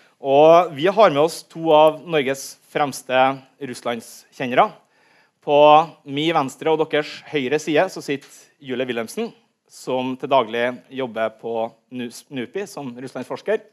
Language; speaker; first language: Norwegian; native; Norwegian